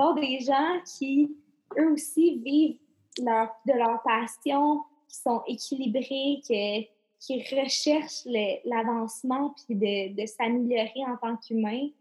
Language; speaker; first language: French; native; French